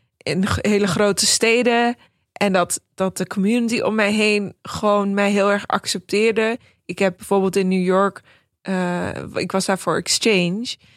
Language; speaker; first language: Dutch; early bilingual, other home language; Persian